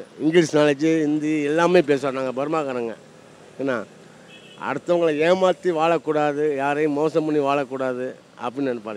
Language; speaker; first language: Tamil; native; Tamil